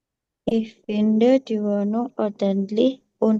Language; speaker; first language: German; non-native, learner; Indonesian